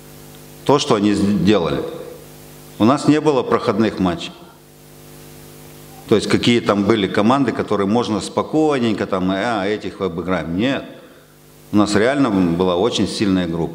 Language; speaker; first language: Russian; native; Russian